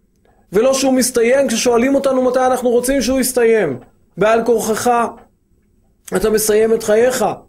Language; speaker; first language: Hebrew; native; Hebrew